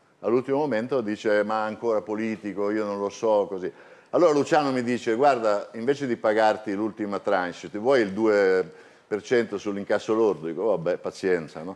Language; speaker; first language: Italian; non-native, fluent; French